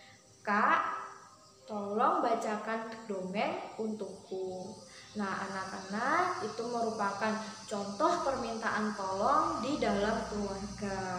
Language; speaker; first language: Indonesian; native; Indonesian